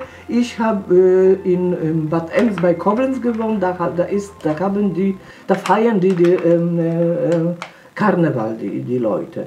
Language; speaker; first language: German; non-native, fluent; Polish